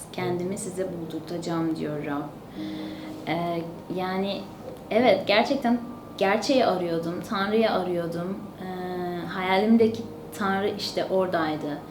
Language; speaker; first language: Turkish; early bilingual, other home language; Azerbaijani